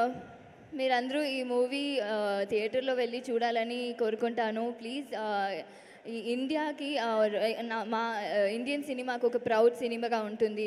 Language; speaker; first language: Telugu; non-native, learner; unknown